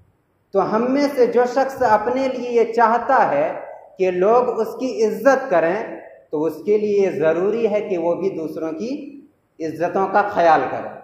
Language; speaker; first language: Urdu; native; Urdu